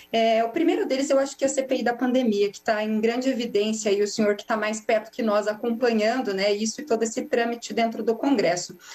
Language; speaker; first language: Portuguese; native; Portuguese